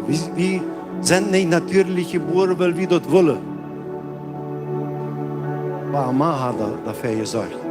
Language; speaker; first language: German; non-native, learner; Plautdietsch